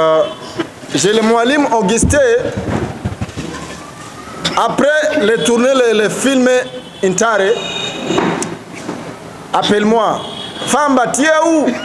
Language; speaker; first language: French; non-native, learner; Rundi